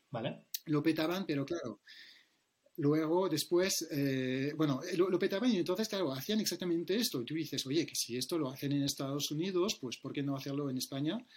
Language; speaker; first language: Spanish; non-native, fluent; French